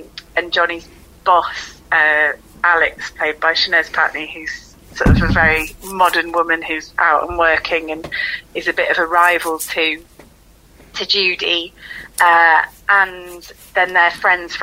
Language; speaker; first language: English; native; English